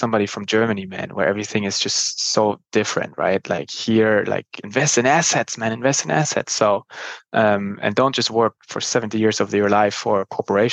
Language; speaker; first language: English; non-native, fluent; German